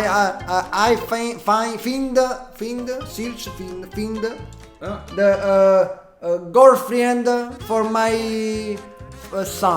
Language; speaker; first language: English; non-native, learner; Italian